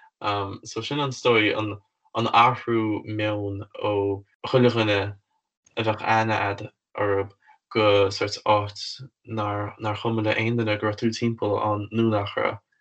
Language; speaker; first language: Irish; native; Irish